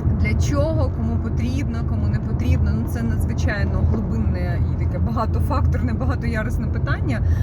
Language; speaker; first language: Ukrainian; non-native, local second language; Russian